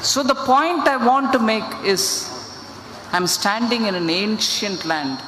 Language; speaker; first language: English; non-native, local second language; Tamil